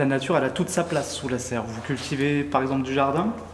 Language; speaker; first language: French; native; French